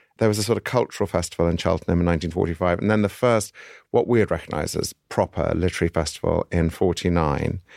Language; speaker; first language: English; native; English